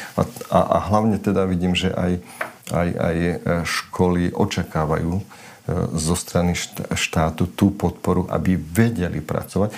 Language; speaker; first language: Slovak; non-native, local second language; Romany